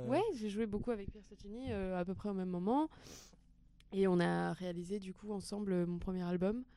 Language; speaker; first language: French; early bilingual, other home language; Portuguese